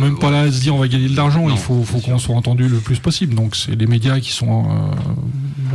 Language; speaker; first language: French; native; French